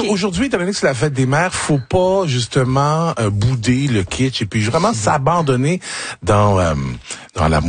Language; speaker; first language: French; native; French